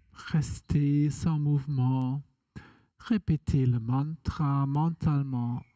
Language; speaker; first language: French; non-native, fluent; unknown